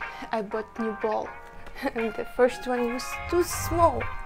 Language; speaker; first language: English; non-native, fluent; Polish